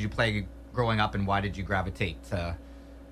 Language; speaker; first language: English; native; English